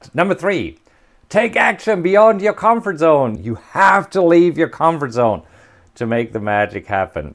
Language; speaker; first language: English; non-native, fluent; German